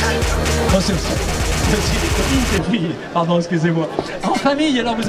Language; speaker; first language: French; native; French